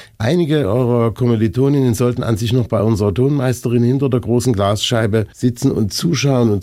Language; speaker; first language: German; native; German